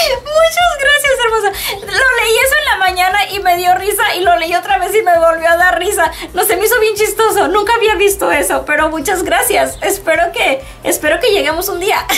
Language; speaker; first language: Spanish; early bilingual, heritage; Spanish